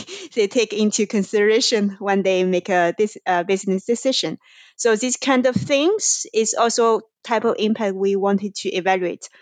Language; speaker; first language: English; non-native, fluent; Chinese